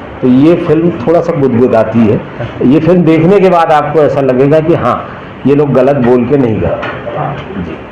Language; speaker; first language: Hindi; native; Hindi